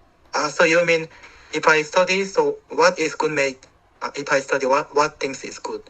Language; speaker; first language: English; non-native, learner; Korean